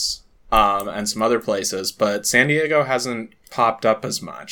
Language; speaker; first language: English; native; English